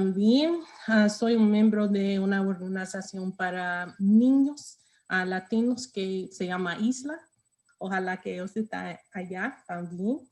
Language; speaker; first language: Spanish; non-native, learner; English